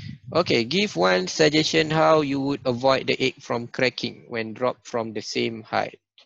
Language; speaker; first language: English; non-native, local second language; Malay